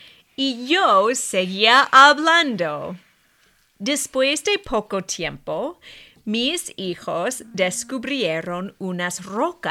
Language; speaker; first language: Spanish; non-native, fluent; English